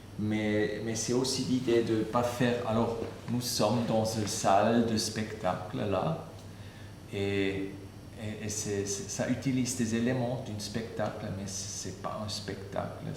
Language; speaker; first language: French; non-native, fluent; German